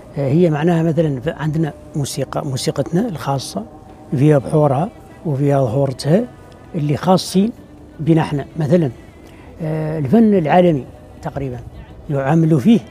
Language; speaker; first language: Arabic; native; Arabic